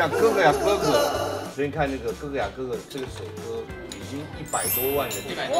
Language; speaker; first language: Chinese; native; Chinese